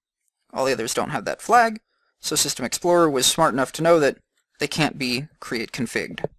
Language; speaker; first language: English; native; English